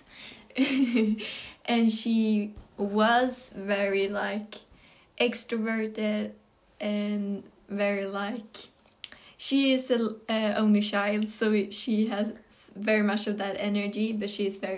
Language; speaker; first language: English; non-native, fluent; Swedish